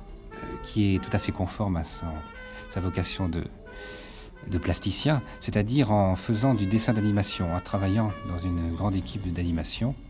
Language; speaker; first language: French; native; French